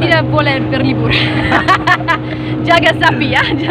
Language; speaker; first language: Indonesian; non-native, learner; English